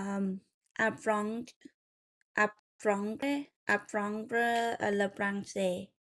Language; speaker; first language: French; non-native, learner; Vietnamese